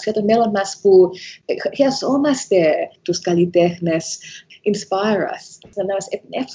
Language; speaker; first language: Greek; early bilingual, heritage; Greek